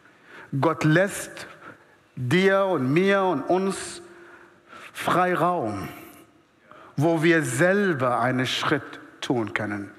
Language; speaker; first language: German; non-native, fluent; Arabic